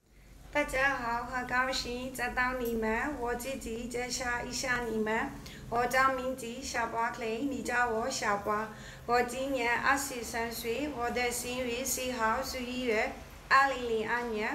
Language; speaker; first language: Chinese; non-native, learner; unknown